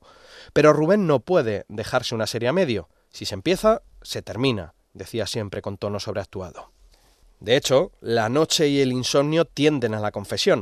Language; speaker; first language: Spanish; native; Spanish